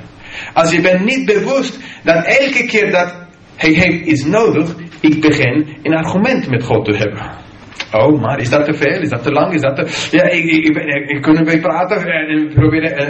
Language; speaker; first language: Dutch; non-native, fluent; English